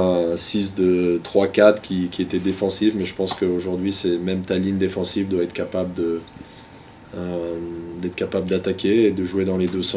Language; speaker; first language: French; native; French